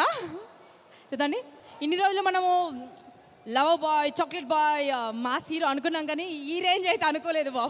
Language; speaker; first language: Telugu; native; Telugu